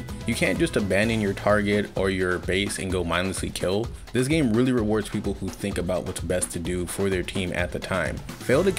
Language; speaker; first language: English; native; English